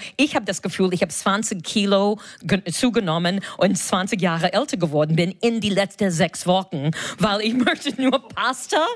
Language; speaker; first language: German; non-native, fluent; English